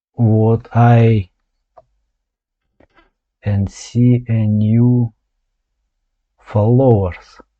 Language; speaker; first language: English; non-native, learner; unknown